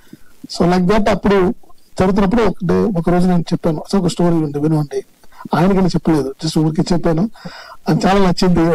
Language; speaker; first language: Telugu; non-native, learner; Tamil